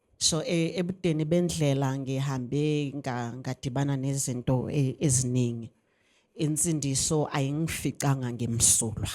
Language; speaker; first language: Zulu; native; Zulu